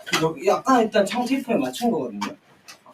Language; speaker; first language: Korean; native; Korean